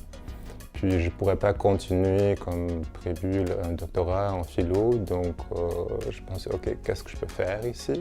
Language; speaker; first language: French; non-native, fluent; German